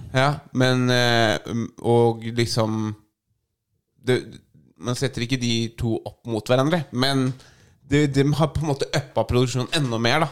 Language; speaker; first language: Norwegian; native; Norwegian